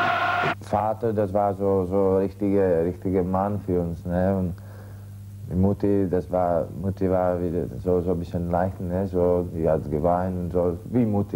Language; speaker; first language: German; non-native, learner; Czech